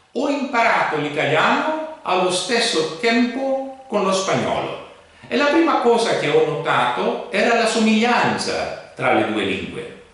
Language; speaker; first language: Italian; non-native, fluent; Greek